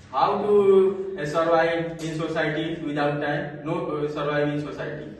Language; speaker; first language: English; non-native, learner; Hindi